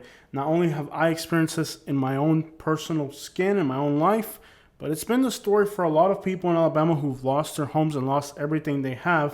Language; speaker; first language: English; native; English